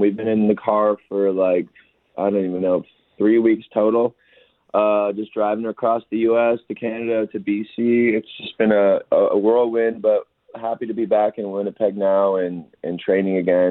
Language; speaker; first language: English; native; English